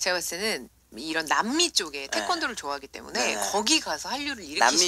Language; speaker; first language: Korean; native; Korean